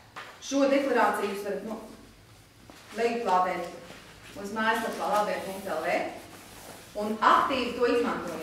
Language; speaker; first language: Latvian; native; Latvian